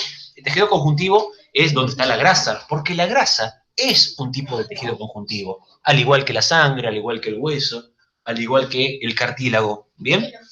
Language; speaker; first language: Spanish; native; Spanish